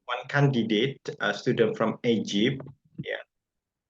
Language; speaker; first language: English; non-native, fluent; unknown